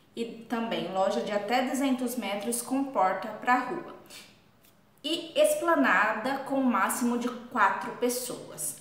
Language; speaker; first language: Portuguese; native; Portuguese